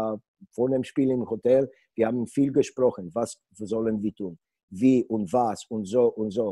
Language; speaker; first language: German; non-native, learner; Polish